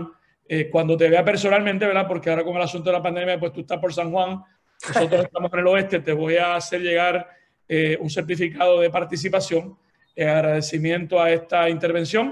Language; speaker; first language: Spanish; native; Spanish